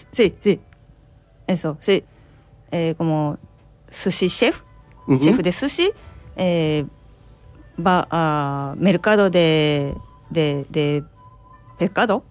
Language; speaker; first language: Spanish; non-native, learner; Japanese